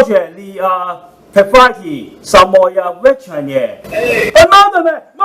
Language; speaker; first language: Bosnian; non-native, learner; Cantonese